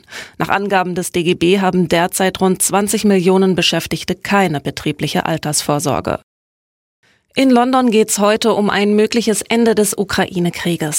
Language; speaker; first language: German; native; German